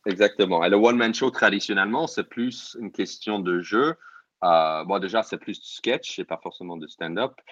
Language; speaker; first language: French; non-native, fluent; English